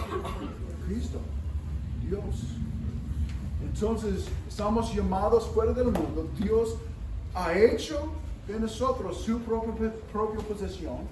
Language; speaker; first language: Spanish; non-native, fluent; English